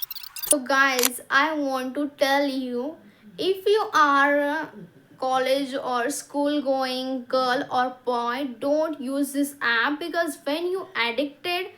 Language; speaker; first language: English; non-native, learner; Hindi